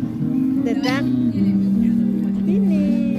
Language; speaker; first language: English; non-native, learner; Filipino